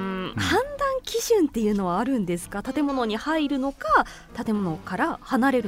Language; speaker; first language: Japanese; native; Japanese